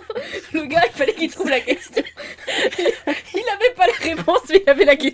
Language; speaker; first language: French; native; French